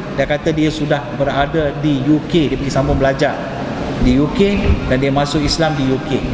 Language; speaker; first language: Malay; non-native, local second language; Tamil